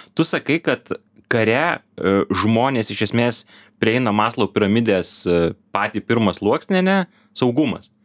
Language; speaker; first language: Lithuanian; native; Lithuanian